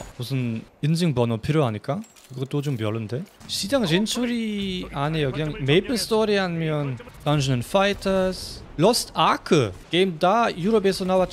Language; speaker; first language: Korean; non-native, fluent; German